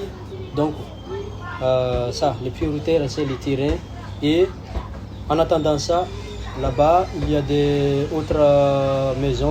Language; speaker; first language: French; non-native, local second language; Malagasy